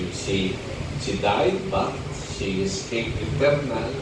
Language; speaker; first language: English; non-native, local second language; Filipino